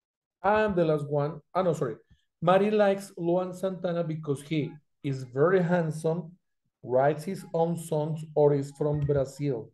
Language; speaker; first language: English; non-native, fluent; Spanish